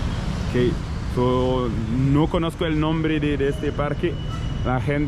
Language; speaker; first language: Spanish; non-native, learner; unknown